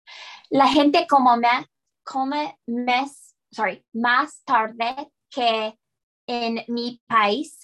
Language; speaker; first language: Spanish; non-native, learner; English